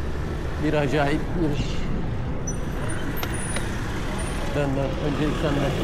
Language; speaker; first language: Turkish; native; Turkish